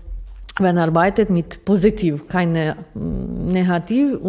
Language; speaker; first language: German; non-native, learner; Ukrainian